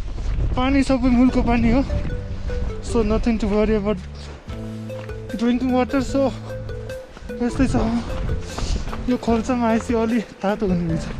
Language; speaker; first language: Nepali; non-native, local second language; Tibetan